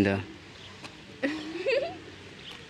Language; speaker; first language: Russian; non-native, learner; Bangla